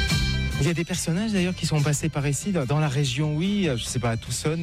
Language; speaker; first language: French; native; French